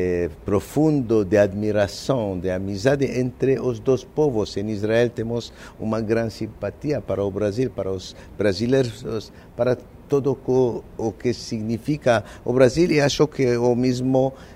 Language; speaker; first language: Portuguese; non-native, fluent; Spanish